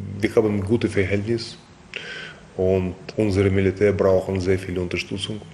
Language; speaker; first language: German; non-native, fluent; Russian